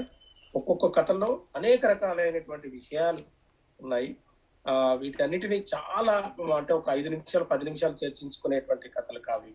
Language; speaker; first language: Telugu; native; Telugu